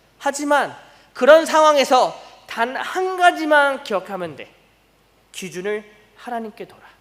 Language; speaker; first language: Korean; early bilingual, heritage; Korean